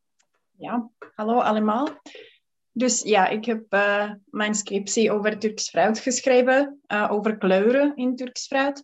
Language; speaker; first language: Dutch; non-native, learner; Czech